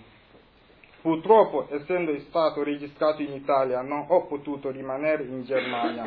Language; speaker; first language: Italian; non-native, fluent; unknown